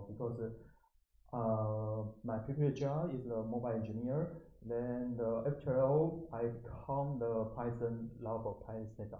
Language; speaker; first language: English; non-native, learner; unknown